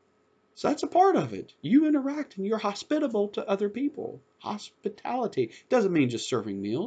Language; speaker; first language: English; native; English